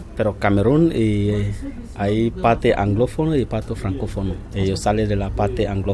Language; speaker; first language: Spanish; non-native, fluent; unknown